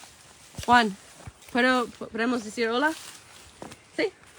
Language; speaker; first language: Spanish; non-native, learner; English